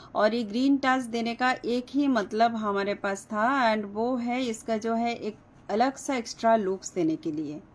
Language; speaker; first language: Hindi; non-native, local second language; Bangla